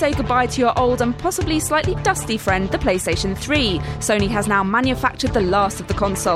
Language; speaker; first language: English; native; English